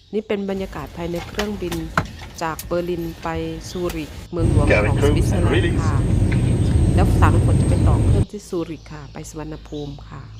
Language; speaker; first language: Thai; non-native, local second language; Lao